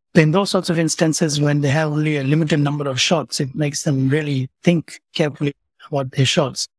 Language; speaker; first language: English; non-native, local second language; Tamil